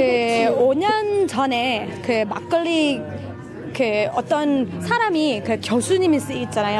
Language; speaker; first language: Korean; non-native, fluent; English